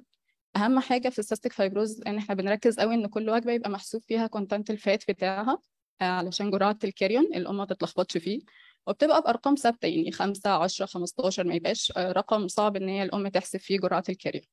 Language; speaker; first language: Arabic; native; Arabic